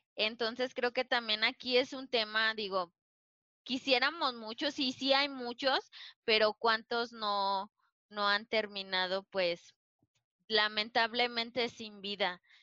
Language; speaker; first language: Spanish; native; Spanish